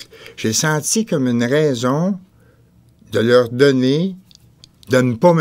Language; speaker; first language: French; native; French